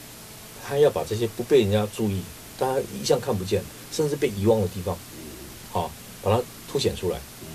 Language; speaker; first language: Chinese; native; Chinese